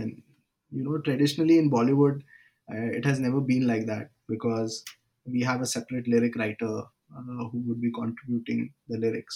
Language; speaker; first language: English; non-native, local second language; Marathi